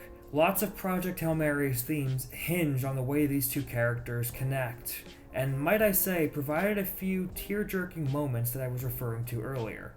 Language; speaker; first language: English; native; English